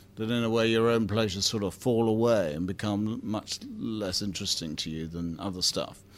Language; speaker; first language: English; native; English